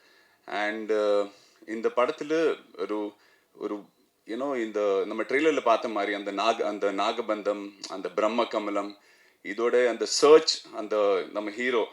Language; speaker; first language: Tamil; non-native, fluent; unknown